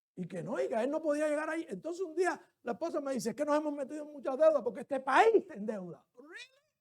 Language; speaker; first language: Spanish; native; Spanish